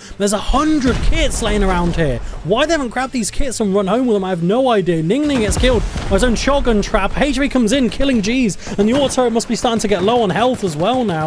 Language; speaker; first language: English; native; English